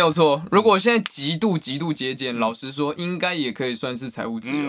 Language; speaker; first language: Chinese; native; Chinese